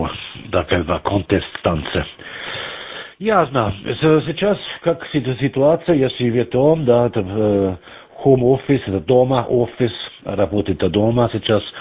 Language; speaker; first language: Russian; non-native, learner; German